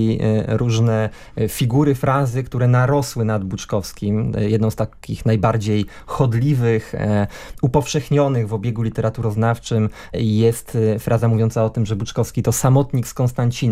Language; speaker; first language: Polish; native; Polish